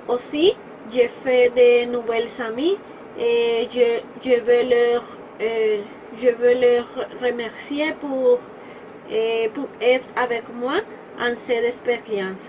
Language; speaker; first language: French; non-native, fluent; Spanish